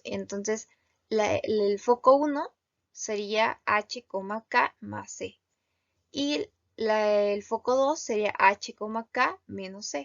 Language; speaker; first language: Spanish; native; Spanish